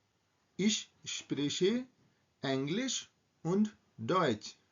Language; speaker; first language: German; non-native, learner; Hindi